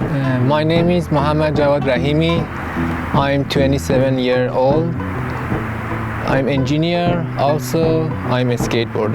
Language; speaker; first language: English; non-native, learner; Persian